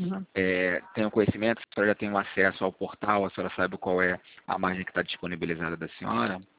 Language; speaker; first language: Portuguese; native; Portuguese